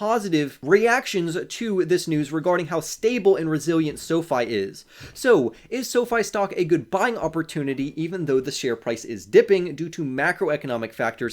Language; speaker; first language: English; native; English